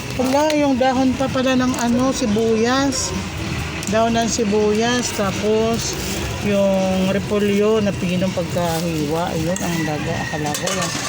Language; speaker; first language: Filipino; non-native, local second language; Waray